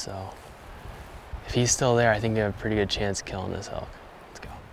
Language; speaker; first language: English; native; English